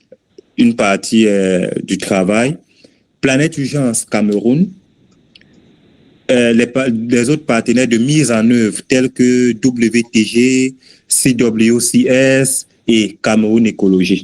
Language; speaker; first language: French; native; French